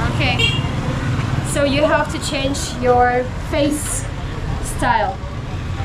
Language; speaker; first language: English; non-native, fluent; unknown